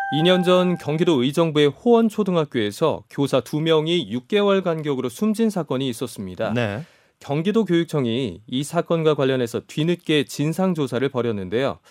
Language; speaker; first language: Korean; native; Korean